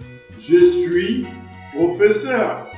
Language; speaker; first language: French; non-native, fluent; Portuguese